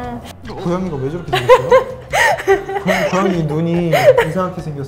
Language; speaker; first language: Korean; native; Korean